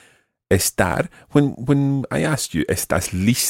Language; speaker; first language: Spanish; non-native, fluent; English